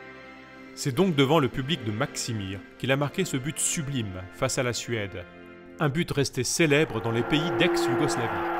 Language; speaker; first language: French; native; French